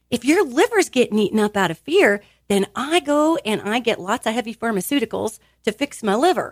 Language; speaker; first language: English; native; English